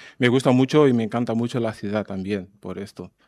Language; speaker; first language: Spanish; non-native, learner; Portuguese